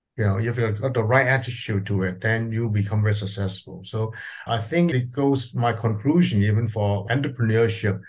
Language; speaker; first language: English; non-native, local second language; Cantonese